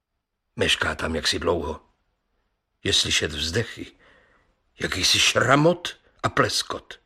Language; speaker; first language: Czech; native; Czech